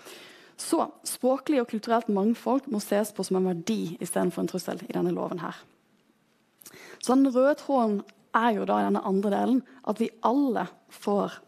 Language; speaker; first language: Norwegian; native; Norwegian